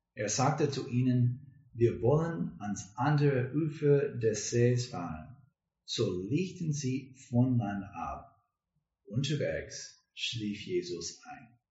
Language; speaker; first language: German; non-native, learner; English